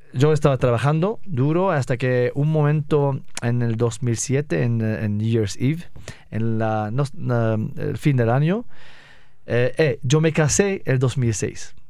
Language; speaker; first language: Spanish; non-native, fluent; Arabic